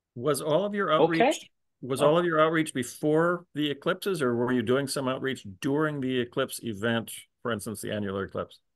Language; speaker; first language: English; native; English